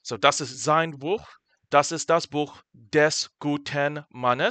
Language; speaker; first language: German; non-native, fluent; English